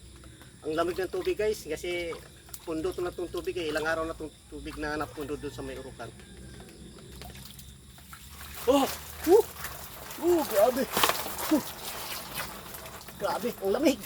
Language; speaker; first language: Filipino; non-native, local second language; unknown